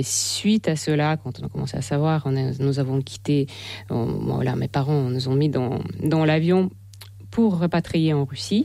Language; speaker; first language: French; non-native, fluent; Russian